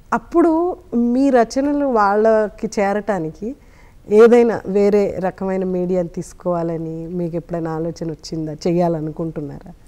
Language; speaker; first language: Telugu; native; Telugu